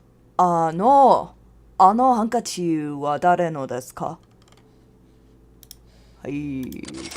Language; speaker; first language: Japanese; non-native, learner; English